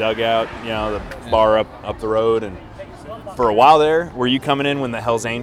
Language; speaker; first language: English; native; English